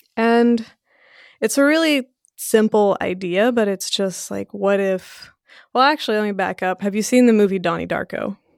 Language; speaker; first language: English; early bilingual, other home language; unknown